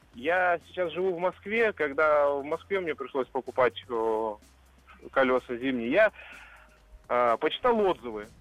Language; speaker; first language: Russian; native; Russian